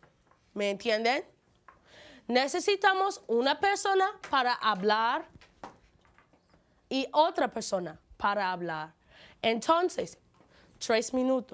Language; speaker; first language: Spanish; non-native, fluent; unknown